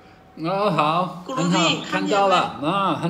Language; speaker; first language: Chinese; non-native, learner; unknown